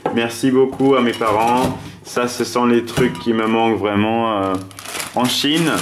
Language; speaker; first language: French; non-native, fluent; German